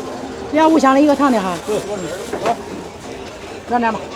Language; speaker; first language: Chinese; native; Chinese